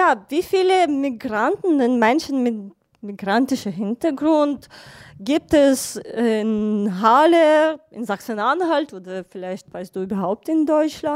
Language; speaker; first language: German; non-native, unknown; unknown